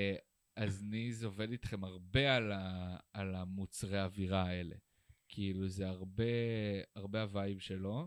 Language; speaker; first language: Hebrew; native; Hebrew